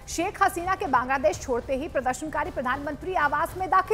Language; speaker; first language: Hindi; native; Hindi